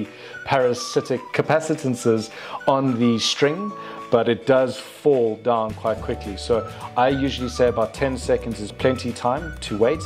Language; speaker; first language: English; native; English